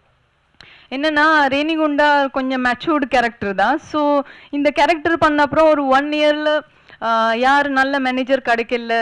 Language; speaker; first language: Tamil; non-native, local second language; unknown